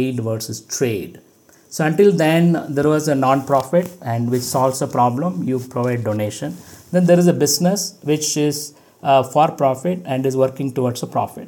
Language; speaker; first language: English; non-native, local second language; Tamil